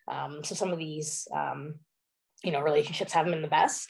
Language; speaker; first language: English; native; English